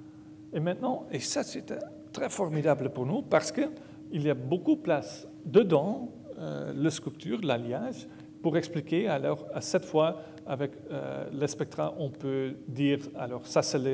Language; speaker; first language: French; non-native, learner; Dutch